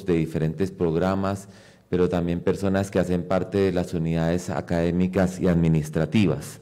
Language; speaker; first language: Spanish; native; Spanish